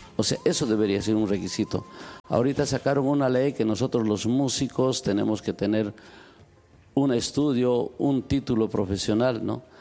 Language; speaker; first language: Spanish; non-native, local second language; Quechua